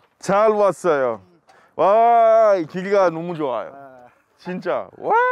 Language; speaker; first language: Korean; non-native, learner; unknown